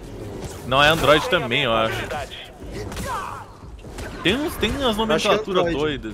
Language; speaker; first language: Portuguese; native; Portuguese